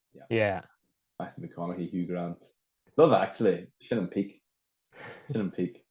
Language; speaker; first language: Irish; native; Irish